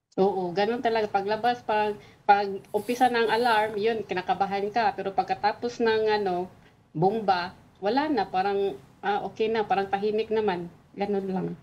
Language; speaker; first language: Filipino; non-native, local second language; Cebuano